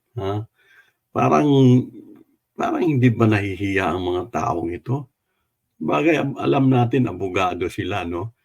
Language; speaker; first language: Filipino; non-native, local second language; Cebuano